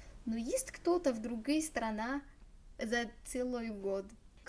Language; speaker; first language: Russian; non-native, learner; Arabic